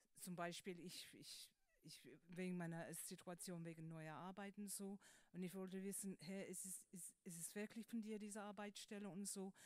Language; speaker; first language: German; non-native, fluent; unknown